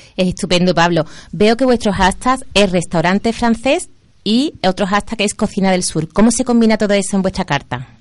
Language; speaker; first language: Spanish; native; Spanish